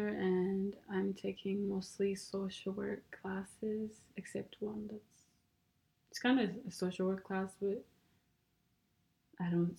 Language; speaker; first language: English; non-native, local second language; Kinyarwanda